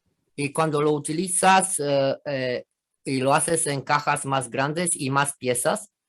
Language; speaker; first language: Spanish; non-native, fluent; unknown